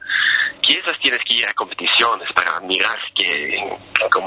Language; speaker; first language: Spanish; non-native, fluent; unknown